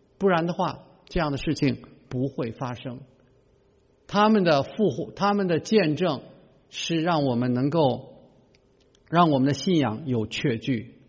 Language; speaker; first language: Chinese; native; Chinese